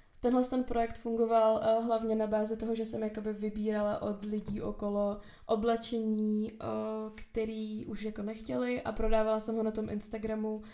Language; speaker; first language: Czech; native; Czech